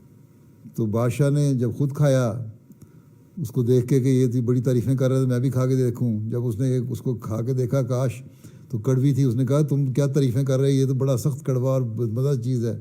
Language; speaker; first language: Urdu; native; Urdu